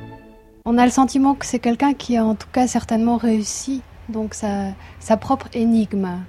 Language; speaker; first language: French; native; French